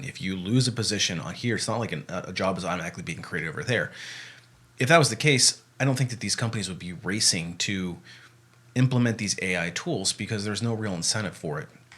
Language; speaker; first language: English; native; English